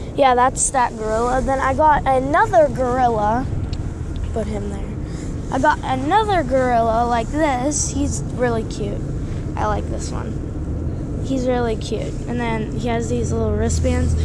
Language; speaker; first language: English; native; English